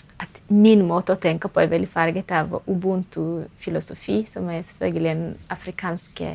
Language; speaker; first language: Norwegian; non-native, fluent; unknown